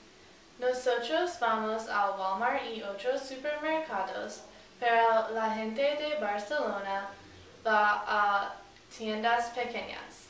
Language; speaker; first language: Spanish; non-native, learner; English